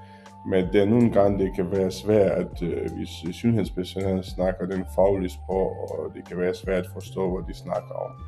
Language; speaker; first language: Danish; non-native, learner; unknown